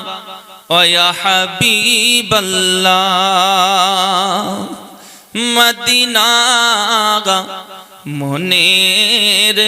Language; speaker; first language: Bangla; native; Bangla